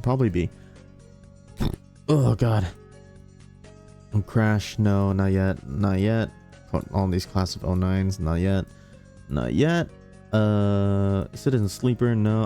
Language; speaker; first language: English; native; English